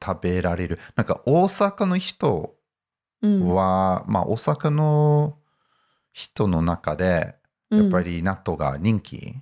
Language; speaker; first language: Japanese; non-native, fluent; English